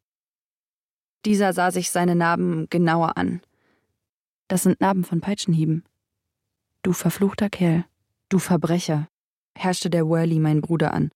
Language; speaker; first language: German; native; German